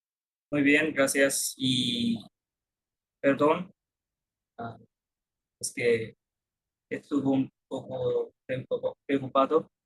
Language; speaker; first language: Spanish; non-native, learner; Bangla